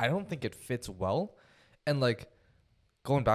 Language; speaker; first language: English; native; English